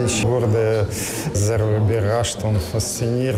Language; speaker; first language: German; non-native, learner; Russian